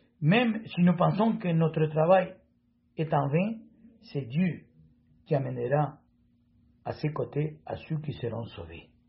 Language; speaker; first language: French; non-native, fluent; Spanish